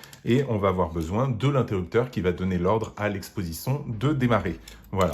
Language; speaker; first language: French; native; French